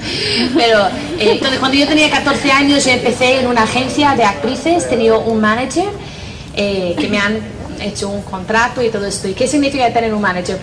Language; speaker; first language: Spanish; non-native, fluent; English